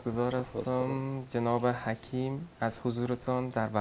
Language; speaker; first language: Persian; native; Persian